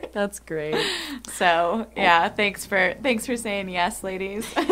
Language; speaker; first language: English; native; English